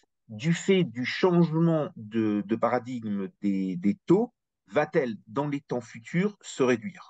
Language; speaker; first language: French; native; French